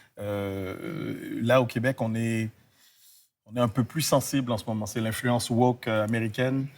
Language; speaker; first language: French; early bilingual, other home language; Haitian Creole